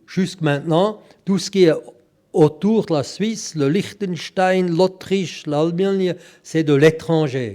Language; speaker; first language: French; non-native, local second language; German